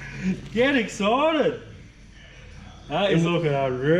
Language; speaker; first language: English; native; English